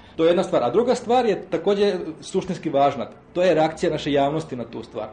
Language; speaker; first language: Serbian; native; Serbian